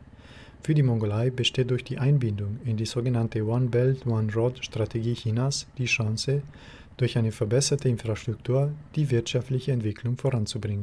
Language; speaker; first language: German; native; German